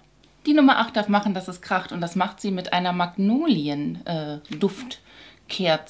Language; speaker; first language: German; native; German